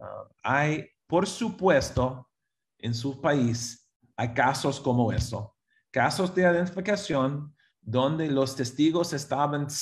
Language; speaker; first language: Spanish; non-native, fluent; English